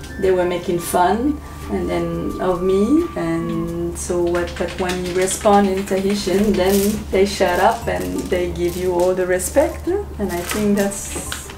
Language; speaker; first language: English; non-native, learner; Japanese